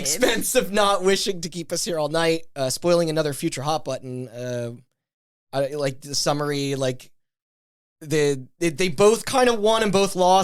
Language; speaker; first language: English; native; English